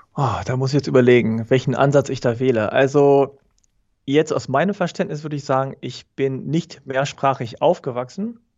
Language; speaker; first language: German; early bilingual, other home language; Korean